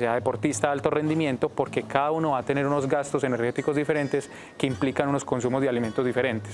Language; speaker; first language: Spanish; native; Spanish